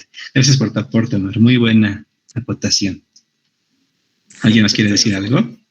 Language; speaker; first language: Spanish; native; Spanish